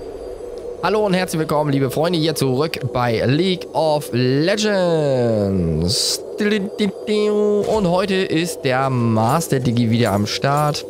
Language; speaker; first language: German; native; German